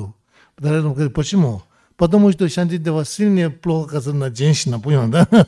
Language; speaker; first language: Russian; non-native, learner; Tibetan